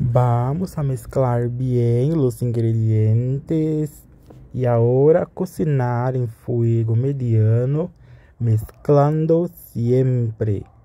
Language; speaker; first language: Portuguese; non-native, learner; Spanish